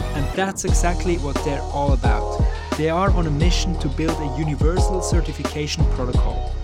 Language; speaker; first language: English; non-native, fluent; German